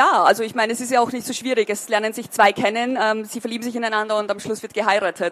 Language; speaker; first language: German; native; German